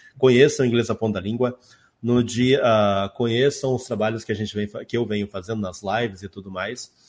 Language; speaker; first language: Portuguese; native; Portuguese